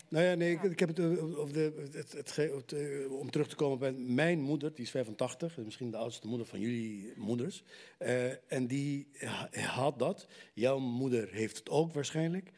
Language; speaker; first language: Dutch; non-native, fluent; Arabic